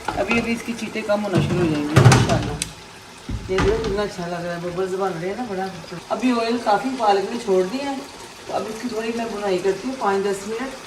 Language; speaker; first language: Urdu; non-native, local second language; Punjabi